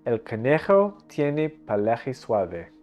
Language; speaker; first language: Spanish; non-native, learner; English